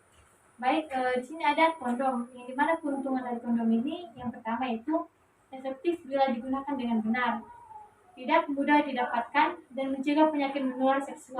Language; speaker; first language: Indonesian; native; Indonesian